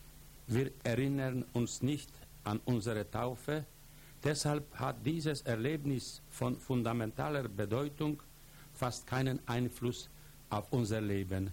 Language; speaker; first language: German; non-native, fluent; Polish